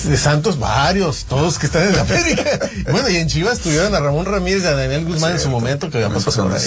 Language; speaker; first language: Spanish; native; Spanish